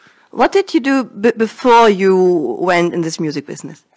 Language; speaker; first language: English; non-native, fluent; German